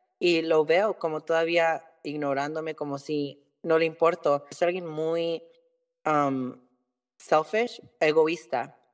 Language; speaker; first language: Spanish; early bilingual, heritage; Spanish